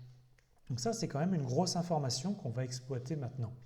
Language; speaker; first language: French; native; French